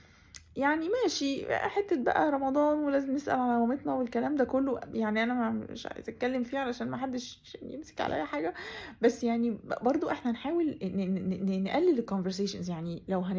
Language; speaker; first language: Arabic; native; Arabic